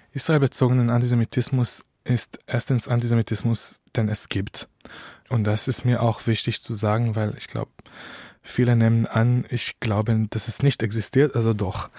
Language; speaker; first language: German; non-native, fluent; Hebrew